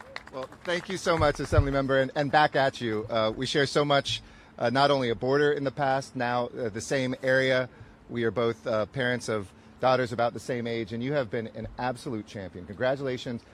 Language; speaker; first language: English; native; English